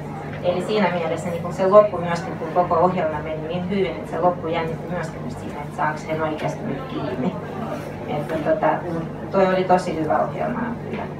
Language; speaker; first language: Finnish; non-native, fluent; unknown